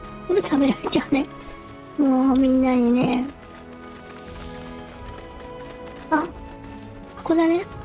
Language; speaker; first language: Japanese; native; Japanese